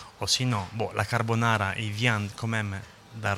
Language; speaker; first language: French; non-native, learner; Italian